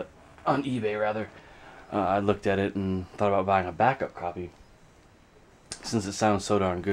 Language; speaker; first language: English; native; English